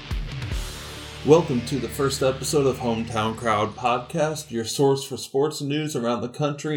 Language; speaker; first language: English; native; English